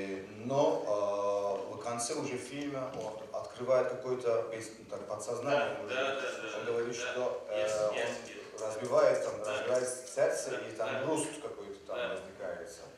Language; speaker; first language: Russian; non-native, learner; Turkish